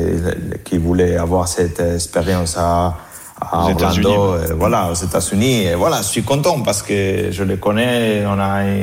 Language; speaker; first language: French; non-native, fluent; Spanish